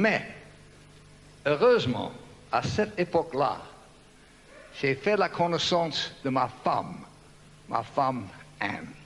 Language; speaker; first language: French; non-native, learner; English